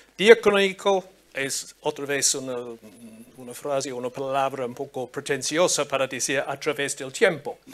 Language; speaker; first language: Spanish; non-native, fluent; English